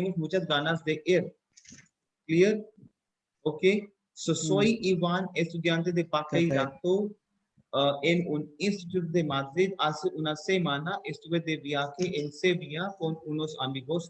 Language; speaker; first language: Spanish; non-native, fluent; Hindi